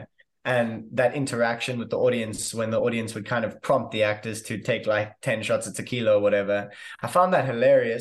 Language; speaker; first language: English; native; English